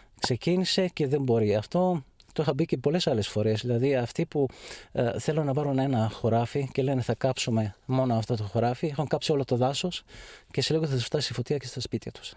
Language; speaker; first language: Greek; non-native, fluent; Arabic